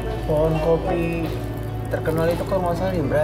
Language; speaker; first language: Indonesian; native; Indonesian